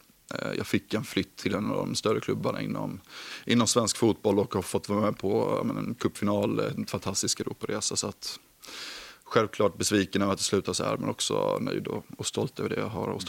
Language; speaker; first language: Swedish; native; Swedish